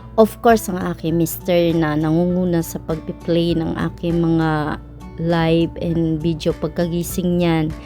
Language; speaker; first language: Filipino; non-native, local second language; Cebuano